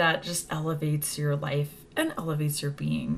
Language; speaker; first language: English; native; English